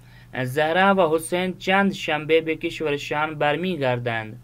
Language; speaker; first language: Persian; non-native, fluent; Urdu